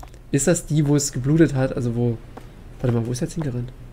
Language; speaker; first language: German; native; German